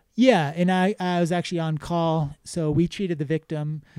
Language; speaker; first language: English; native; English